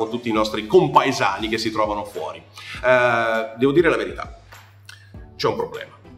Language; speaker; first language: Italian; native; Italian